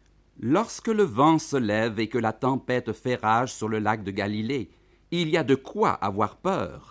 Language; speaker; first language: French; native; French